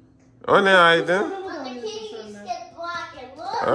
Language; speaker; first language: Turkish; non-native, fluent; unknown